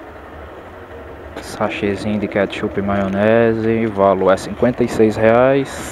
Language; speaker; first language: Portuguese; native; Portuguese